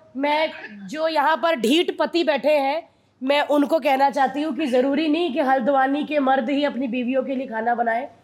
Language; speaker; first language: Hindi; native; Hindi